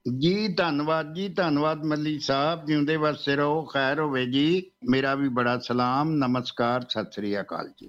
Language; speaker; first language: Punjabi; native; Punjabi